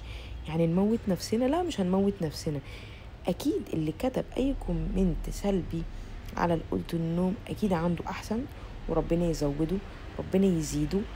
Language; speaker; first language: Arabic; native; Arabic